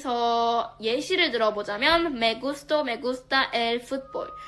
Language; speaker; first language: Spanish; non-native, learner; Korean